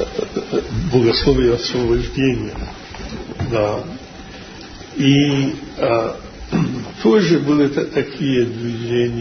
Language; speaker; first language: Russian; non-native, fluent; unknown